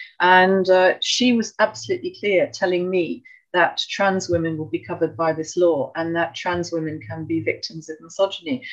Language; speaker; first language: English; native; English